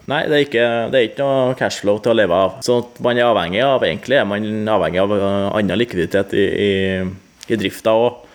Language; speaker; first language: Norwegian; native; Norwegian